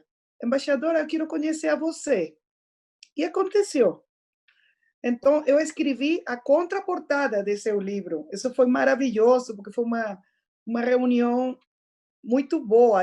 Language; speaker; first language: Portuguese; non-native, fluent; Spanish